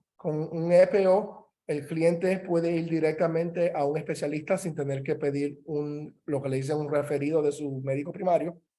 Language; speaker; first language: Spanish; early bilingual, heritage; Spanish